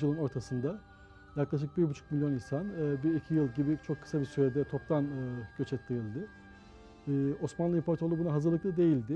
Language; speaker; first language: Turkish; native; Turkish